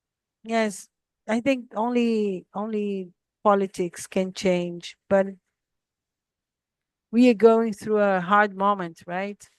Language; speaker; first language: English; non-native, fluent; Portuguese